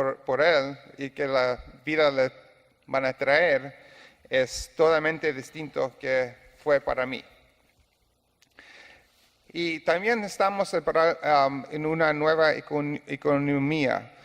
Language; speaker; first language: Spanish; non-native, learner; English